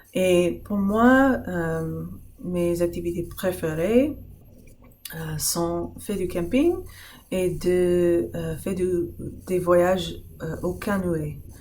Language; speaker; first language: French; non-native, fluent; English